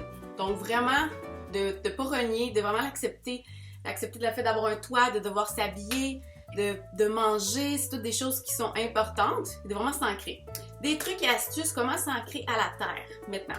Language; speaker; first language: French; native; French